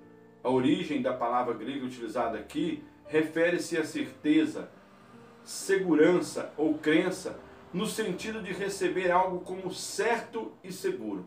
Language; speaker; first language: Portuguese; native; Portuguese